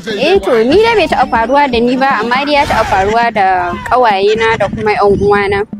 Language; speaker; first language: Hausa; native; Hausa